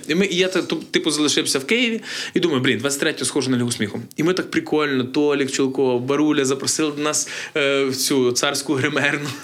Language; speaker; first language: Ukrainian; native; Ukrainian